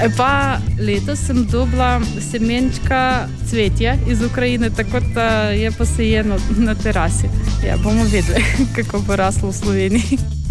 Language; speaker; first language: Slovenian; non-native, fluent; Ukrainian